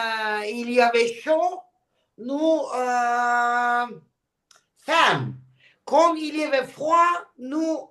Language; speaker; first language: French; non-native, learner; Turkish